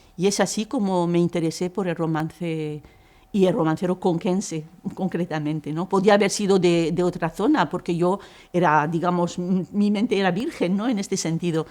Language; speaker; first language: Spanish; non-native, fluent; Arabic